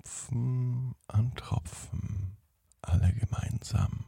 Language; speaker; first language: German; native; German